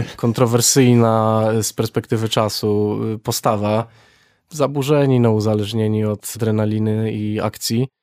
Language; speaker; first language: Polish; native; Polish